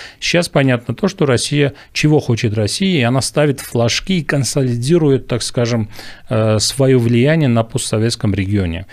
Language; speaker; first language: Russian; non-native, local second language; Armenian